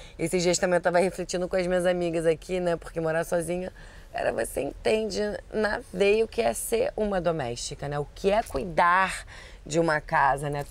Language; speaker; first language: Portuguese; native; Portuguese